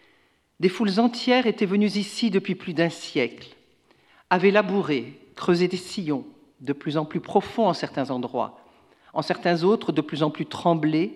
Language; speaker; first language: French; native; French